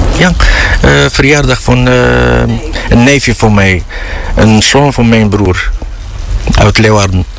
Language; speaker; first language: Dutch; non-native, fluent; Arabic